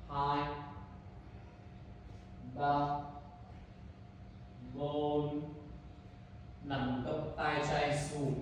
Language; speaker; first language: Vietnamese; non-native, learner; Indonesian